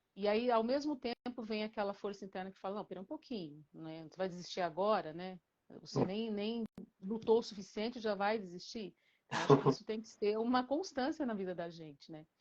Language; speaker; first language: Portuguese; native; Portuguese